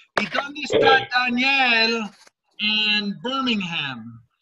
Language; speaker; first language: Spanish; non-native, fluent; English